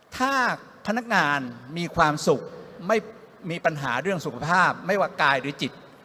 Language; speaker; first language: Thai; native; Thai